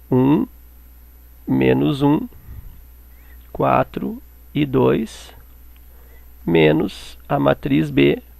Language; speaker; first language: Portuguese; native; Portuguese